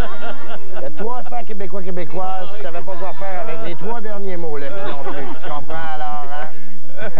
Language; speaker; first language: French; native; French